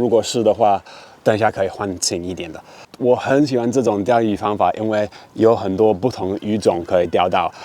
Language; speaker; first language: Chinese; non-native, fluent; English